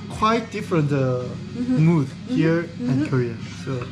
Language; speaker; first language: English; non-native, learner; Korean